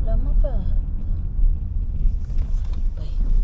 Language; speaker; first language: Arabic; non-native, learner; Filipino